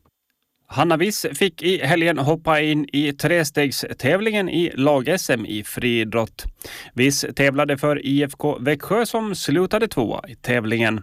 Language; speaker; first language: Swedish; native; Swedish